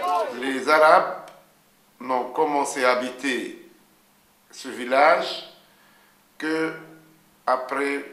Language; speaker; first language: French; non-native, local second language; Arabic